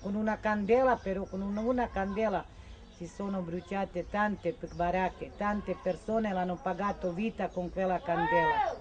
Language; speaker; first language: Italian; non-native, fluent; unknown